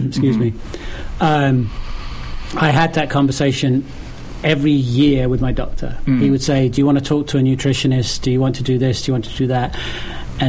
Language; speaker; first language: English; native; English